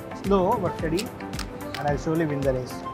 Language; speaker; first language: Telugu; non-native, learner; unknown